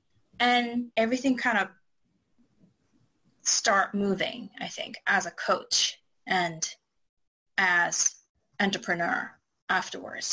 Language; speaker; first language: English; non-native, fluent; Japanese